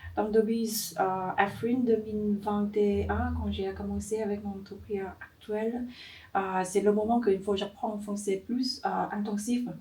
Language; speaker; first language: French; non-native, learner; Vietnamese